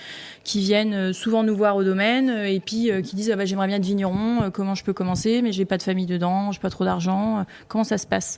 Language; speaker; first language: French; native; French